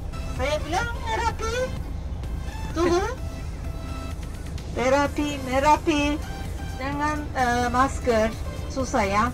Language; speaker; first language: Indonesian; non-native, learner; Turkish